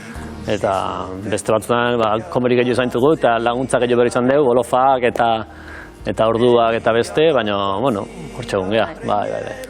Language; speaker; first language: Basque; native; Basque